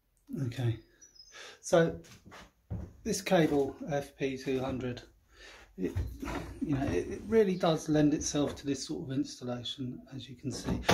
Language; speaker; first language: English; native; English